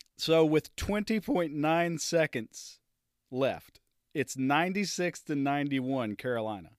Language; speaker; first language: English; native; English